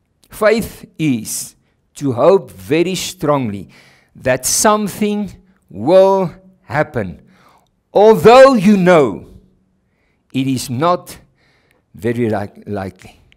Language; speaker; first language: English; non-native, local second language; Afrikaans